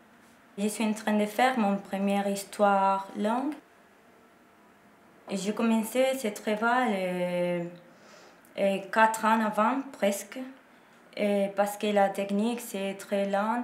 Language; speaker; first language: French; non-native, learner; Korean